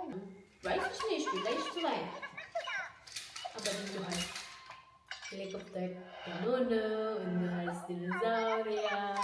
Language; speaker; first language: German; non-native, learner; Filipino